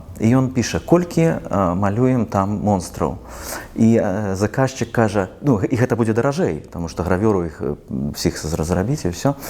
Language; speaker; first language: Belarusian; non-native, local second language; Russian